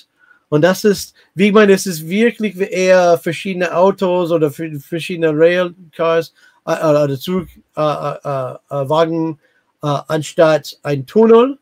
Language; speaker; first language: German; non-native, fluent; English